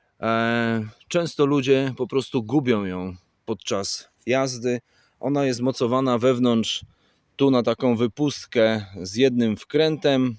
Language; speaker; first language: Polish; native; Polish